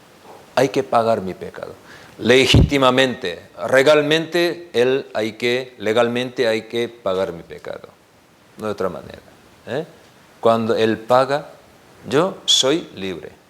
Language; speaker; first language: Spanish; non-native, learner; Korean